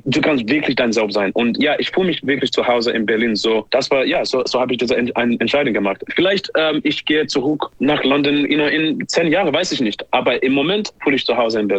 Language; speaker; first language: German; non-native, learner; English